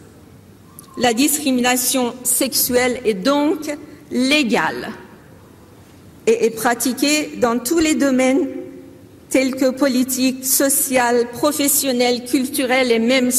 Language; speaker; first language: French; non-native, fluent; Persian